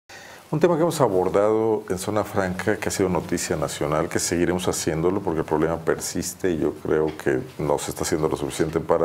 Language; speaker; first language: Spanish; native; Spanish